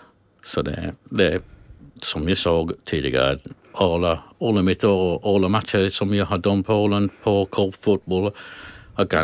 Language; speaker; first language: Swedish; non-native, fluent; English